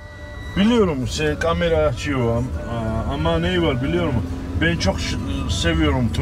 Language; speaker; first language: Turkish; non-native, learner; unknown